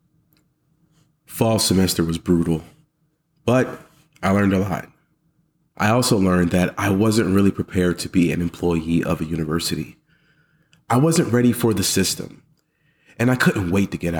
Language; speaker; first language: English; native; English